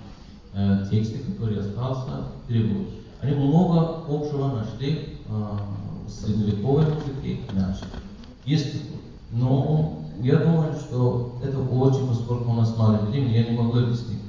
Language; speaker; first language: Russian; non-native, learner; Persian